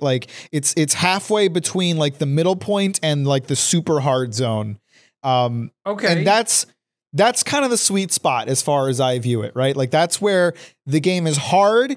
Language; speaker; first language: English; native; English